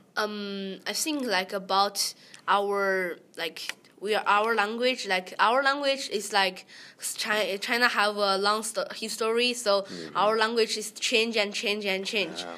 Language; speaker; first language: English; early bilingual, other home language; Chinese